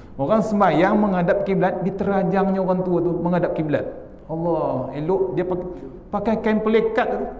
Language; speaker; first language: Malay; native; Malay